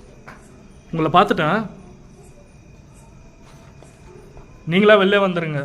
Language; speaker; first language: Tamil; native; Tamil